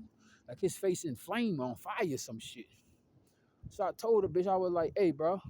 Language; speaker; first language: English; native; English